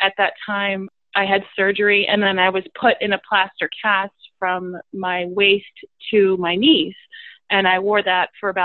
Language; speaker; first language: English; native; English